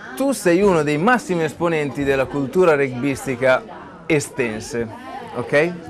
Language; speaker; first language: Italian; native; Italian